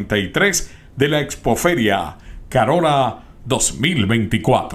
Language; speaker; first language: Spanish; native; Spanish